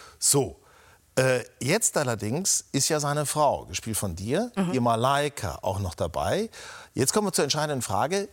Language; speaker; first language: German; native; German